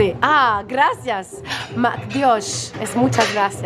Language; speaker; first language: Spanish; non-native, learner; French